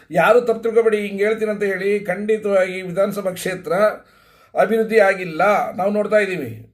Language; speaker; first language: Kannada; non-native, local second language; Lambadi